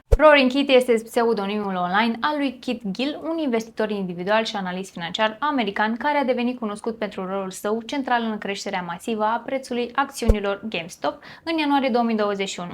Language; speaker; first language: Romanian; native; Romanian